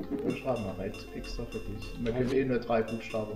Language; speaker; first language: German; native; German